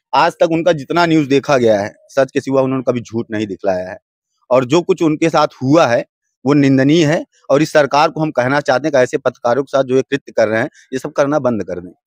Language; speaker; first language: Hindi; native; Hindi